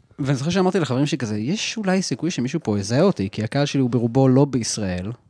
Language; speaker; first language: Hebrew; native; Hebrew